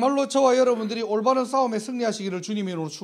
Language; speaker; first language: Korean; native; Korean